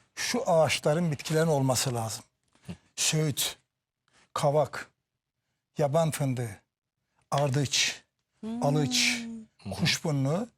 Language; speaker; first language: Turkish; native; Turkish